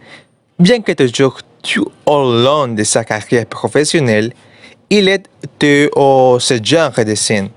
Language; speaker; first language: French; non-native, learner; Spanish